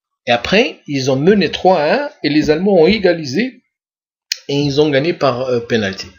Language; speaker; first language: French; non-native, local second language; Arabic